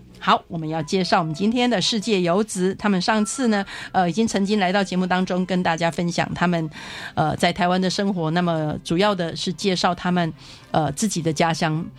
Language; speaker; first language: Chinese; native; Chinese